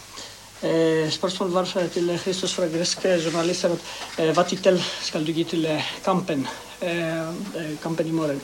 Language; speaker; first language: Norwegian; non-native, learner; Greek